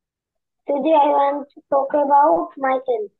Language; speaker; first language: English; non-native, learner; Bangla